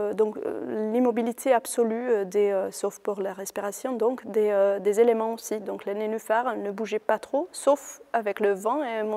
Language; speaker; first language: French; non-native, fluent; Hungarian